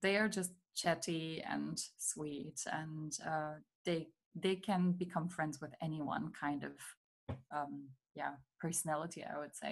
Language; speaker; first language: English; non-native, fluent; German